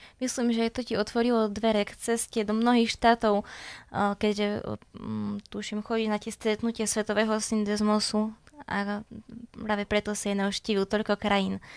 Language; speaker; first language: Slovak; native; Slovak